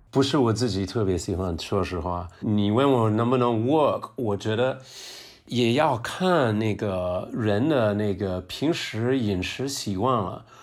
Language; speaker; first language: Chinese; non-native, fluent; English